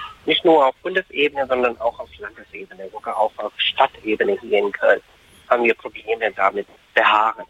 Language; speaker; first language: German; non-native, fluent; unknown